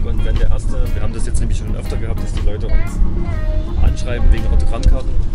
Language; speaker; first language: German; native; German